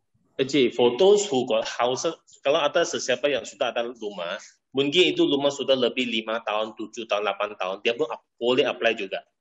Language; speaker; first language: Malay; non-native, local second language; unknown